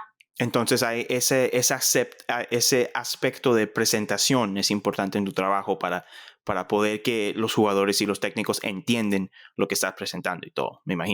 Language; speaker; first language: Spanish; early bilingual, heritage; Spanish